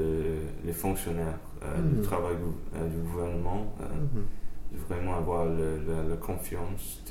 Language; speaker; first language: French; non-native, fluent; English